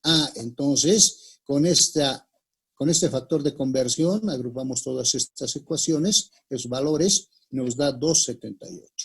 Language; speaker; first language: Spanish; native; Spanish